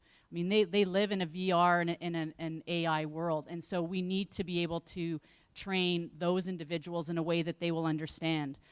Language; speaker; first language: English; native; English